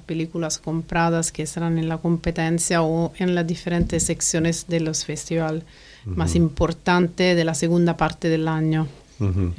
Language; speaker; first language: Spanish; non-native, fluent; Italian